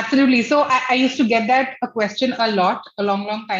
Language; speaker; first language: English; non-native, local second language; Hindi